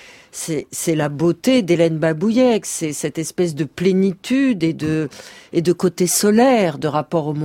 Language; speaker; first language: French; native; French